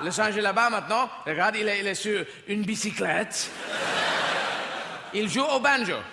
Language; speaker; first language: French; non-native, learner; English